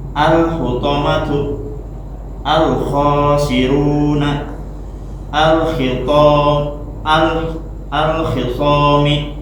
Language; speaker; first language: Arabic; non-native, learner; Indonesian